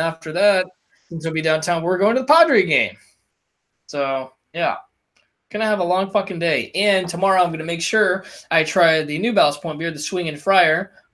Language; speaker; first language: English; native; English